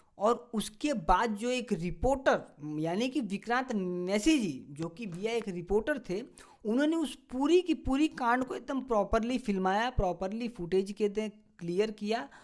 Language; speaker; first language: Hindi; native; Hindi